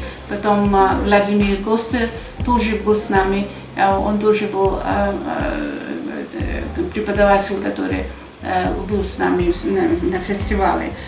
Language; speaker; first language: Russian; non-native, fluent; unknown